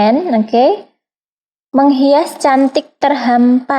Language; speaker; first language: Indonesian; native; Indonesian